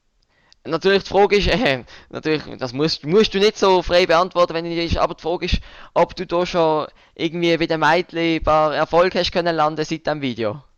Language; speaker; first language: German; native; German